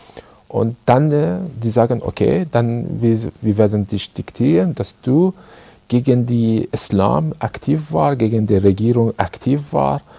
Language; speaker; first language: German; non-native, learner; Persian